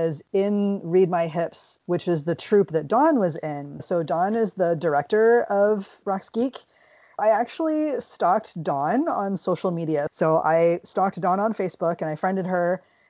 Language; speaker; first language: English; native; English